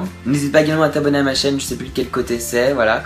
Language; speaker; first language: French; native; French